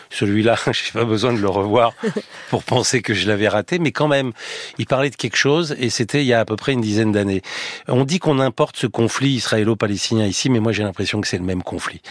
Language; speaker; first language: French; native; French